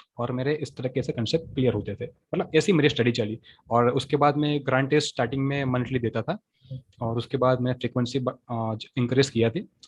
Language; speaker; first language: Hindi; non-native, local second language; Gujarati